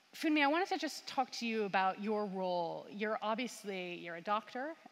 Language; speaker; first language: English; native; English